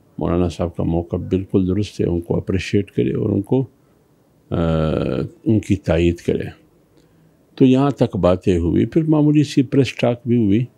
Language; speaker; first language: Urdu; non-native, local second language; Pashto